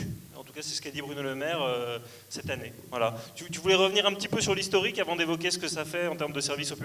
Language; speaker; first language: French; native; French